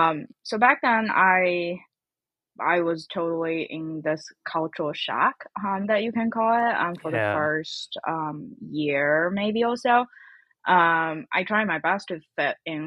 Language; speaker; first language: English; non-native, fluent; Chinese